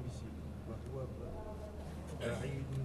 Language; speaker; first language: Arabic; non-native, learner; French